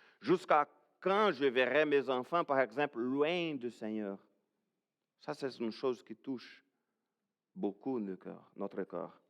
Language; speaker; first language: French; non-native, fluent; Portuguese